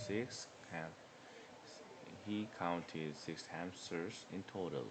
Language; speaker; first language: English; non-native, learner; Korean